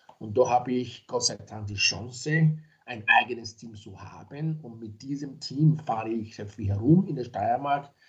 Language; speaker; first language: German; non-native, fluent; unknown